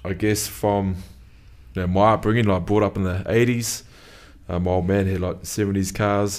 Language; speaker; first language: English; native; English